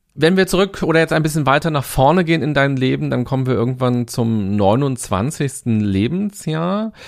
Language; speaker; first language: German; native; German